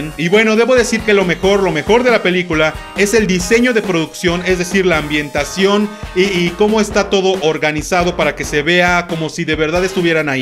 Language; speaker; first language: Spanish; native; Spanish